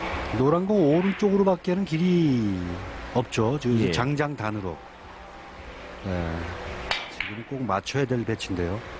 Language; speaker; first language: Korean; native; Korean